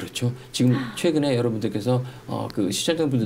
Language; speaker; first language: Korean; native; Korean